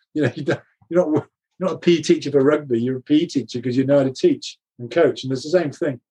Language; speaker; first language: English; native; English